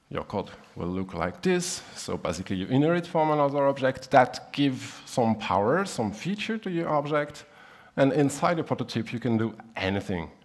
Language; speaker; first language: English; non-native, fluent; German